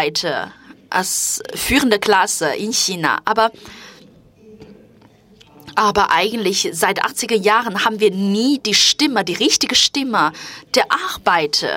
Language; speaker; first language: German; non-native, fluent; Chinese